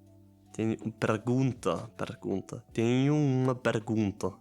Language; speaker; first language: Portuguese; non-native, learner; Italian